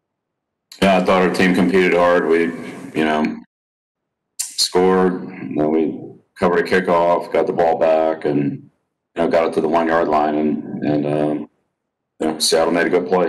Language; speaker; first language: English; native; English